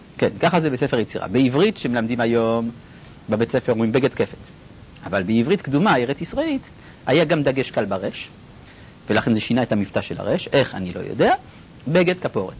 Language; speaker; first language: Hebrew; non-native, fluent; French